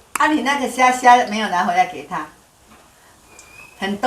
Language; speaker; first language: Chinese; native; Chinese